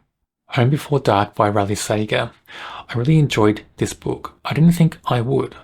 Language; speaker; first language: English; native; English